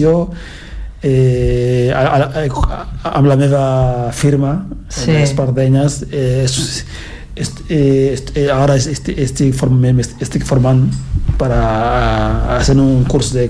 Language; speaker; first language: Catalan; non-native, fluent; Fula